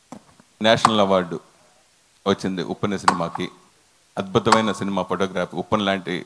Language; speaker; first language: Telugu; native; Telugu